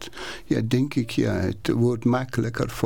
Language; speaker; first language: Dutch; non-native, learner; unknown